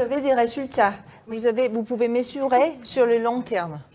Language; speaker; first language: French; non-native, fluent; Danish